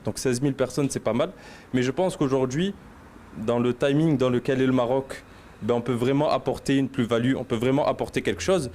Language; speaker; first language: French; native; French